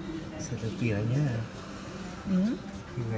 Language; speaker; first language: French; non-native, learner; Khmer